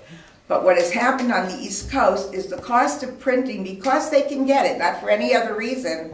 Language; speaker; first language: English; native; English